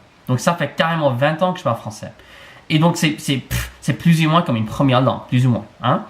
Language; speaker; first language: French; non-native, fluent; English